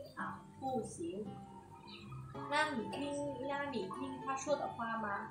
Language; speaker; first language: Chinese; non-native, fluent; Vietnamese